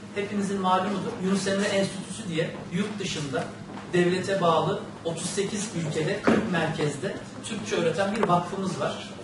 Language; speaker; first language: Turkish; native; Turkish